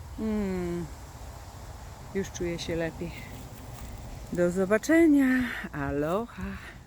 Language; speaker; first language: Polish; native; Polish